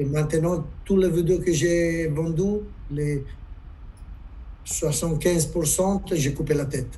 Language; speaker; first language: French; non-native, learner; Italian